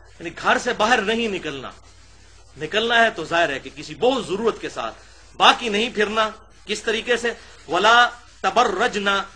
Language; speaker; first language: Urdu; non-native, local second language; Punjabi